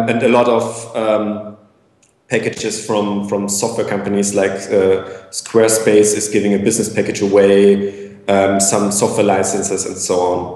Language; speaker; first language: English; non-native, fluent; German